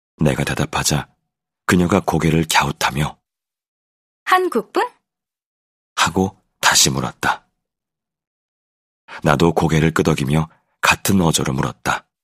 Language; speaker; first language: Korean; native; Korean